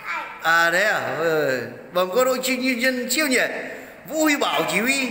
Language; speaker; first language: Vietnamese; native; Vietnamese